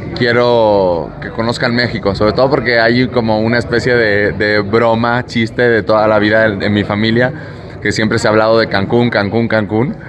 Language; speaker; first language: Spanish; native; Spanish